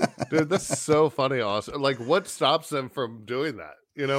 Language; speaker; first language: English; native; English